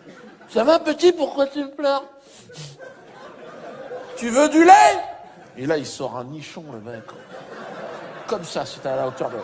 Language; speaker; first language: French; native; French